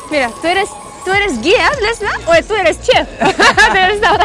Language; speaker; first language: Spanish; non-native, fluent; Russian